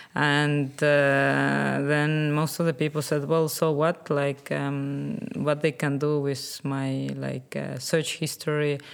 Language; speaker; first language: English; non-native, fluent; Estonian